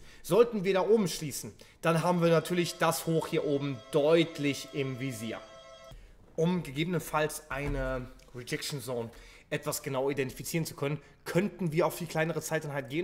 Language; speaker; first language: German; native; German